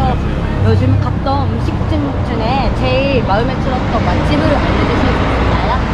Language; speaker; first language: Korean; non-native, fluent; Japanese